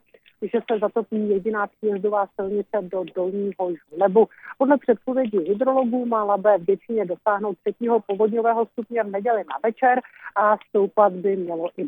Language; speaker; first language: Czech; native; Czech